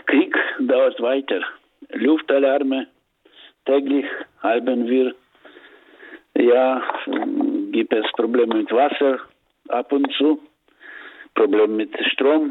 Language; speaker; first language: German; non-native, learner; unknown